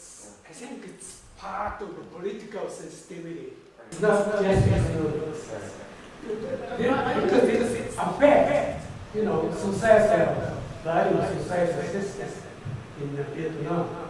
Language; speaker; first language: English; non-native, fluent; Japanese